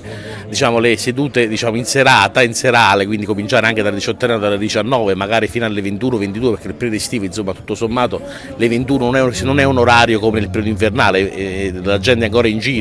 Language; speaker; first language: Italian; native; Italian